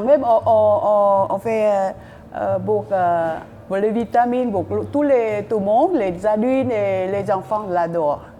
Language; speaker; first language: French; non-native, learner; Vietnamese